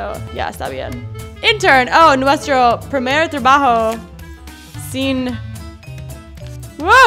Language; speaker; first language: Spanish; non-native, learner; English